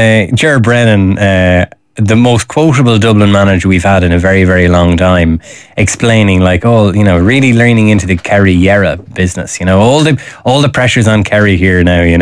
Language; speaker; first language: English; native; English